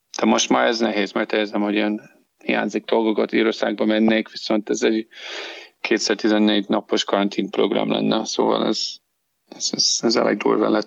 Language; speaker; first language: Hungarian; non-native, learner; English